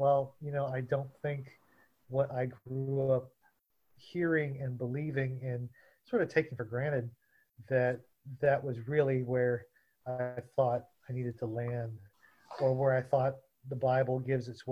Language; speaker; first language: English; native; English